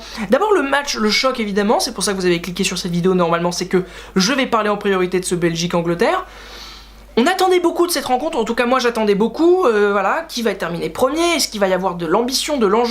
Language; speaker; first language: French; native; French